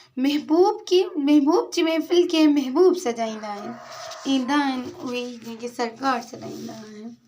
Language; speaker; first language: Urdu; non-native, local second language; Sindhi